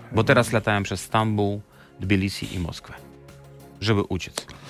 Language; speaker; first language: Polish; non-native, fluent; Belarusian